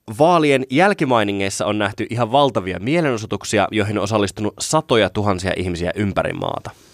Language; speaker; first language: Finnish; native; Finnish